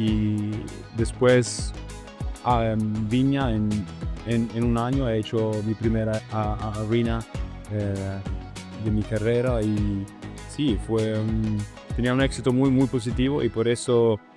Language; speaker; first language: Spanish; non-native, learner; Italian